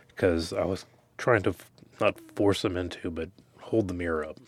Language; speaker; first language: English; native; English